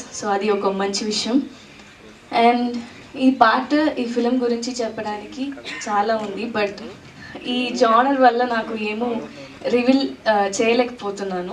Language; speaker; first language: Telugu; non-native, learner; Tamil